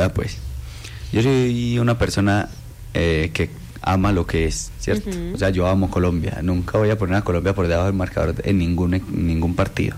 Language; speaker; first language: Spanish; native; Spanish